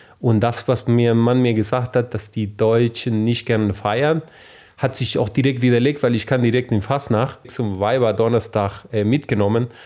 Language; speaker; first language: German; non-native, fluent; Spanish